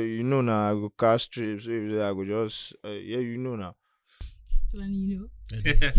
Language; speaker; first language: English; non-native, local second language; Yoruba